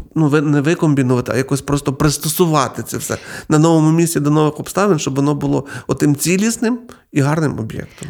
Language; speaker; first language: Ukrainian; native; Ukrainian